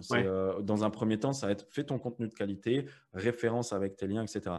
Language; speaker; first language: French; native; French